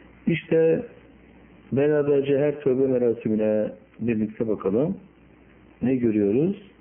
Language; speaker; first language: Turkish; native; Turkish